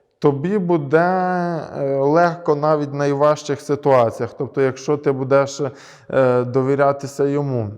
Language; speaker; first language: Ukrainian; early bilingual, heritage; Ukrainian